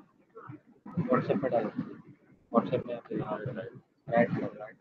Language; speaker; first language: Hindi; native; Hindi